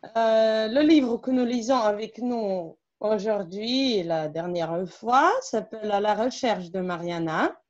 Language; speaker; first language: French; non-native, fluent; Russian